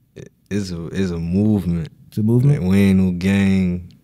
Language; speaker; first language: English; native; English